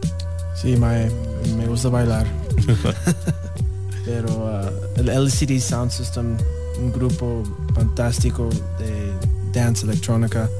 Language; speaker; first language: Spanish; non-native, learner; English